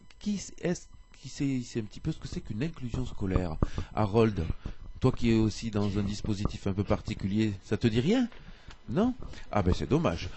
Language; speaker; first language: French; native; French